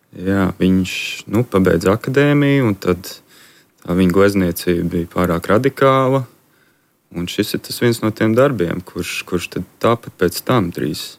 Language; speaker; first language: Latvian; native; Latvian